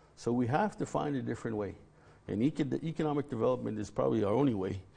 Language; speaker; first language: English; native; English